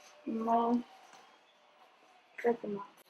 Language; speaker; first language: Indonesian; early bilingual, heritage; Dutch